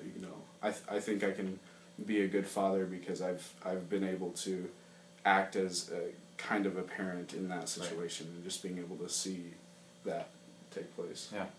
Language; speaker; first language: English; native; English